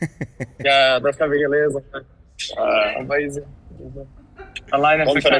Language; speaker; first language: German; non-native, fluent; Serbian